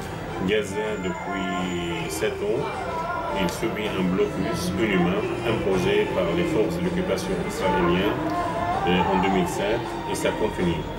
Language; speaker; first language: French; non-native, fluent; Arabic